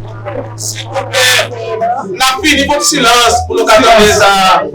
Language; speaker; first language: French; non-native, learner; Haitian Creole